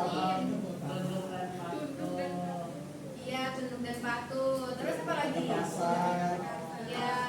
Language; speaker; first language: Indonesian; native; Indonesian